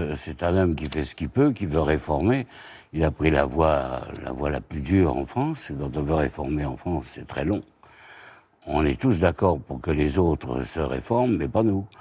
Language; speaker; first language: French; native; French